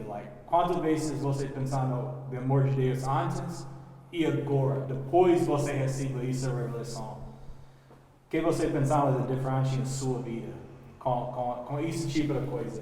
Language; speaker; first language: Portuguese; non-native, learner; English